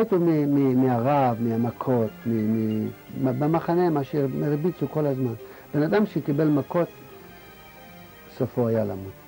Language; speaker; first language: Hebrew; non-native, fluent; Yiddish